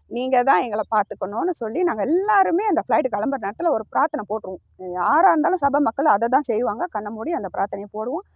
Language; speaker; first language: Tamil; early bilingual, heritage; Tamil